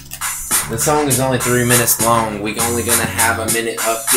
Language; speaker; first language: English; native; English